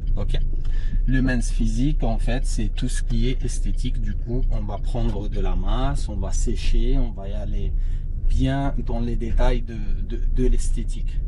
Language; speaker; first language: French; non-native, local second language; Arabic